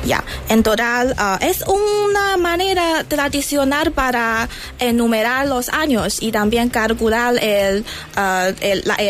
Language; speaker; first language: Spanish; non-native, learner; Chinese